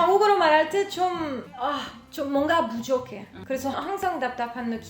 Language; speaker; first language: Korean; non-native, learner; French